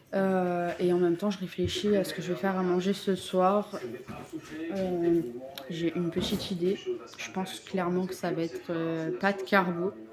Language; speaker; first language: French; native; French